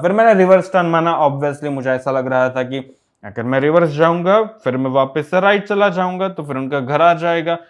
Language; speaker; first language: Hindi; non-native, local second language; Gujarati